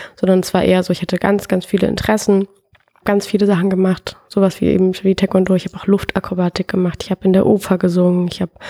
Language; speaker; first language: German; native; German